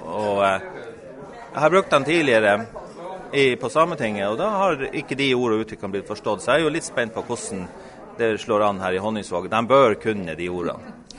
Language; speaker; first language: Norwegian; native; Norwegian